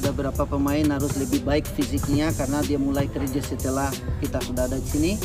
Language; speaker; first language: Indonesian; non-native, learner; Portuguese